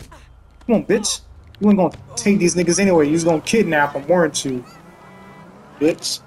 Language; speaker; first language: English; native; English